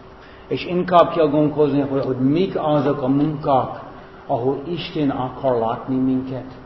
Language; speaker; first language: Hungarian; non-native, fluent; English